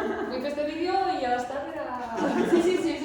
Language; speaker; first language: Catalan; native; Catalan